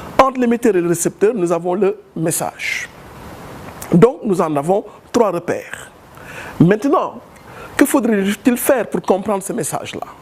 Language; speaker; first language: French; non-native, local second language; Wolof